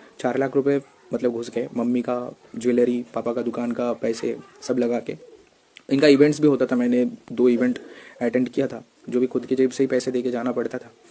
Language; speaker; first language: Hindi; non-native, local second language; Bangla